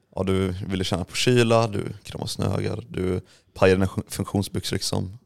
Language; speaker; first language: Swedish; native; Swedish